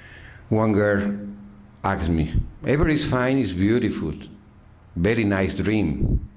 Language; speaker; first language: English; non-native, learner; Spanish